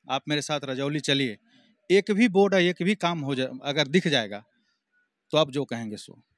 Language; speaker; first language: Hindi; native; Hindi